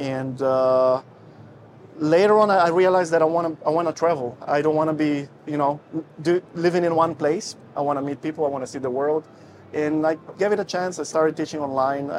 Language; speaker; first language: English; non-native, fluent; Russian